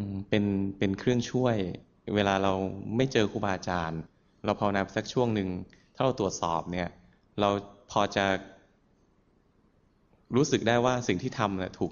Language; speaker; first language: Thai; native; Thai